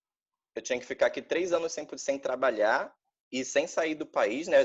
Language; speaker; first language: Portuguese; native; Portuguese